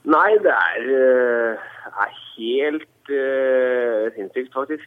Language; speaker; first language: Norwegian; native; Norwegian